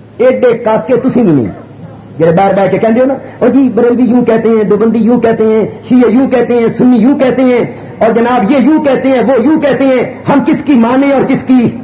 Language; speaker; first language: Urdu; non-native, local second language; Punjabi